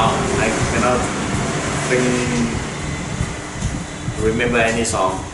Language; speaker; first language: English; non-native, learner; Vietnamese